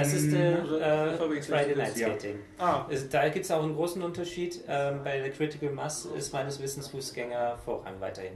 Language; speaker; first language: German; native; German